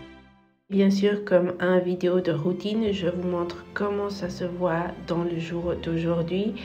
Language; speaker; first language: French; non-native, fluent; Spanish